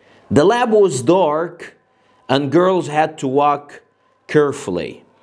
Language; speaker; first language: English; non-native, fluent; Arabic